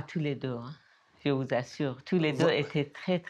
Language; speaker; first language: French; non-native, fluent; Persian